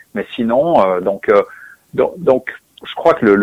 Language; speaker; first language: French; native; French